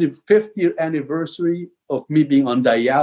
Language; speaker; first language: English; non-native, local second language; Filipino